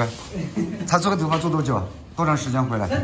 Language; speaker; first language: Chinese; native; Chinese